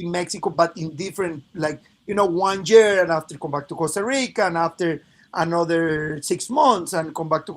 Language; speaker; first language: English; non-native, fluent; Spanish